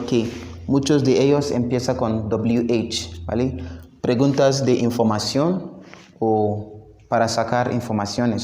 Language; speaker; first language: Spanish; non-native, fluent; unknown